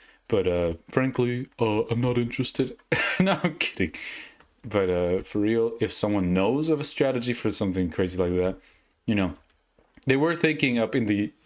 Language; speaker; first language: English; native; English